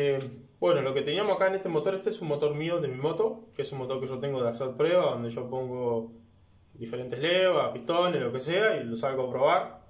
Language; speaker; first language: Spanish; native; Spanish